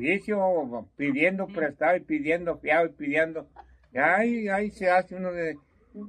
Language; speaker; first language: Spanish; native; Spanish